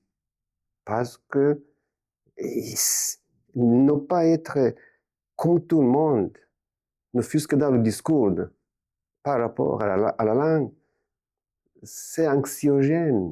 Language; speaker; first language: French; non-native, local second language; Kinyarwanda